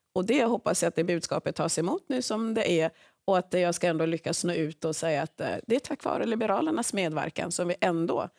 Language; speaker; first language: Swedish; early bilingual, other home language; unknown